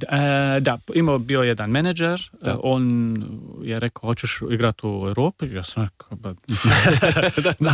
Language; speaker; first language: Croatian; early bilingual, heritage; Serbian